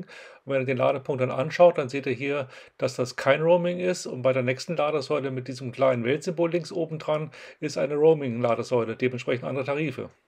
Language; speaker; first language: German; native; German